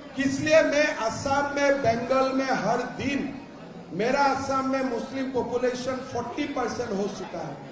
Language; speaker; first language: Hindi; non-native, local second language; Assamese